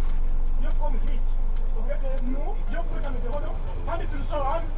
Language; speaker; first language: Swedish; non-native, learner; Ganda